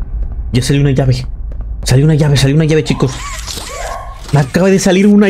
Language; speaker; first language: Spanish; native; Spanish